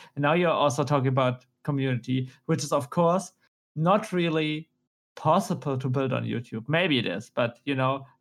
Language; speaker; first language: English; non-native, fluent; German